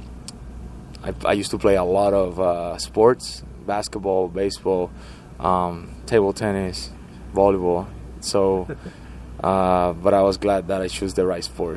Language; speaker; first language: English; non-native, fluent; Spanish